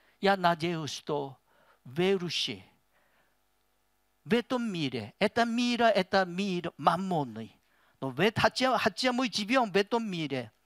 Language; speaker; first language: Russian; non-native, learner; Korean